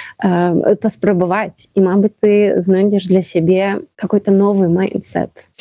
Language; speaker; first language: Belarusian; non-native, local second language; Russian